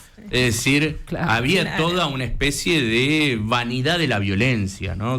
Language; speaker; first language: Spanish; native; Spanish